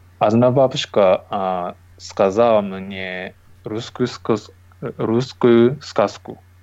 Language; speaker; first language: Russian; non-native, learner; Japanese